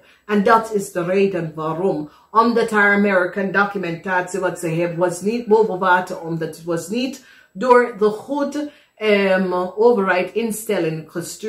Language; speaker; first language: Dutch; non-native, fluent; English